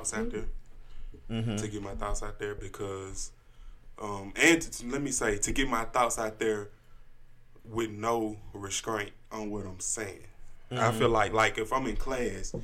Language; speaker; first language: English; native; English